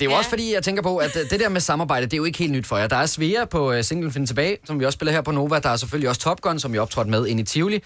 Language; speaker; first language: Danish; native; Danish